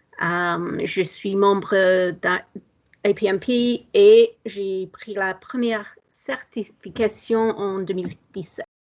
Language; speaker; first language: French; non-native, fluent; English